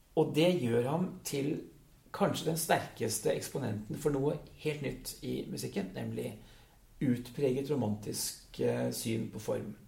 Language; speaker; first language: Norwegian; early bilingual, other home language; Dutch